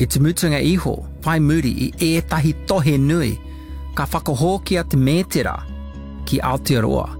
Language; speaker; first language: Māori; non-native, local second language; English